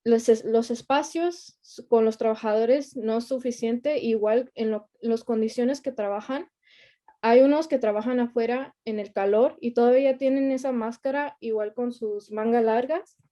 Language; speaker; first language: Spanish; early bilingual, heritage; Spanish